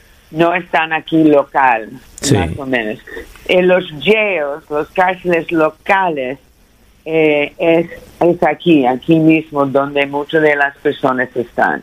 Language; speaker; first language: Spanish; early bilingual, heritage; Spanish